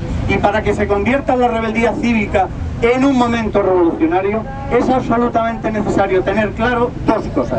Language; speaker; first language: Spanish; native; Spanish